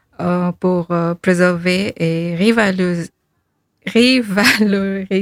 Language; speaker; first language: French; non-native, fluent; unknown